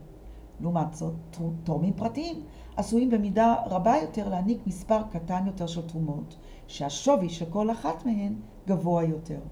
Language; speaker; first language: Hebrew; native; Hebrew